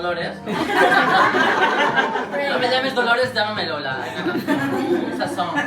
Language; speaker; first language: Spanish; non-native, learner; Chinese